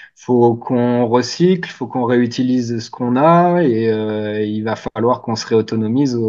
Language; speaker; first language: French; native; French